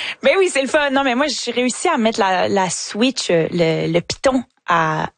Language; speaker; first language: French; native; French